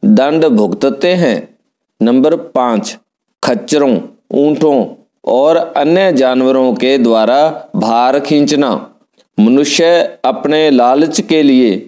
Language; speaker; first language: Hindi; non-native, local second language; Punjabi